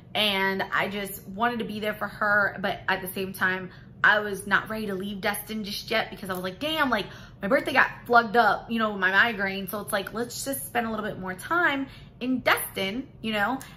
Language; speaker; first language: English; native; English